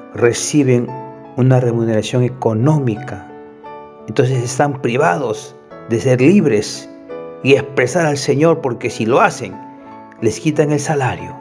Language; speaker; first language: Spanish; native; Spanish